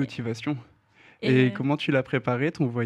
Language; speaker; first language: French; native; French